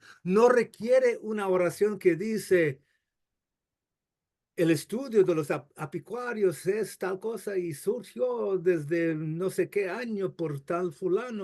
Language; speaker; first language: Spanish; non-native, fluent; English